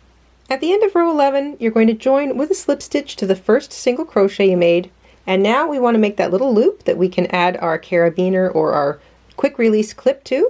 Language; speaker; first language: English; native; English